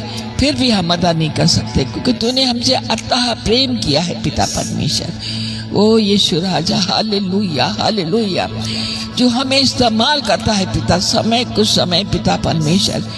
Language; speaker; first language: Hindi; native; Hindi